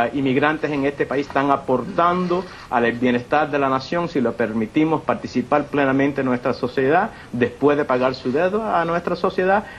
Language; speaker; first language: Spanish; early bilingual, heritage; Spanish